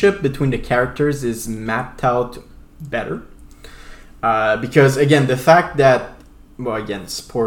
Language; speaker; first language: English; non-native, fluent; French